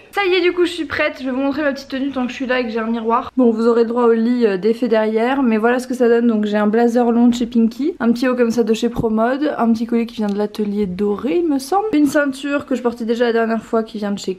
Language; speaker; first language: French; native; French